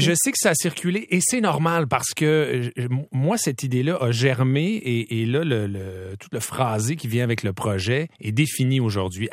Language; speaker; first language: French; native; French